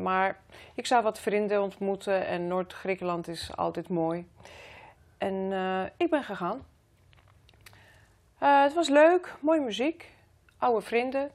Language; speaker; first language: Dutch; non-native, fluent; Greek